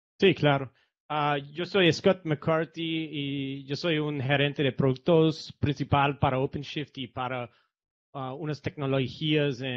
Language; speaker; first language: Spanish; non-native, fluent; English